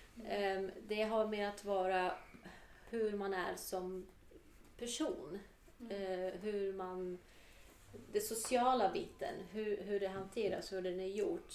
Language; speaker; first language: Swedish; non-native, fluent; Portuguese